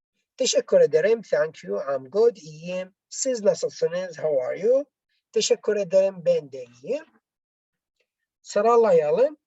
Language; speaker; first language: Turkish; non-native, learner; Arabic